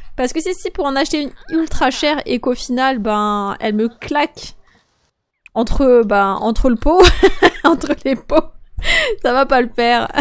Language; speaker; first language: French; native; French